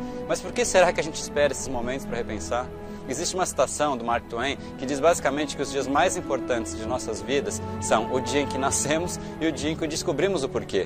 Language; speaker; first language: Portuguese; native; Portuguese